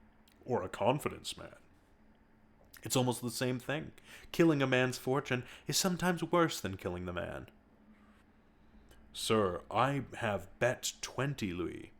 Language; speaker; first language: English; native; English